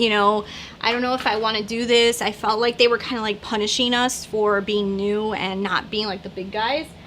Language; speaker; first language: English; native; English